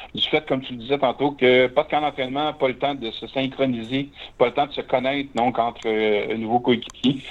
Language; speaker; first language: French; native; French